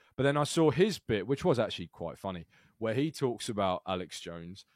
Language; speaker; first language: English; native; English